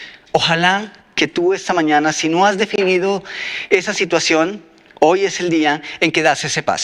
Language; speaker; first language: Spanish; native; Spanish